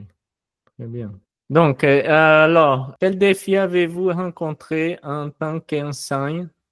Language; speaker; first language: French; non-native, fluent; Portuguese